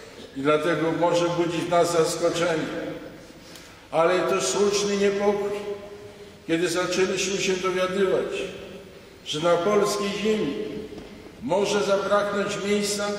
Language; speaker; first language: Polish; native; Polish